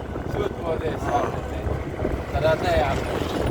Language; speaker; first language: Hindi; non-native, local second language; Bangla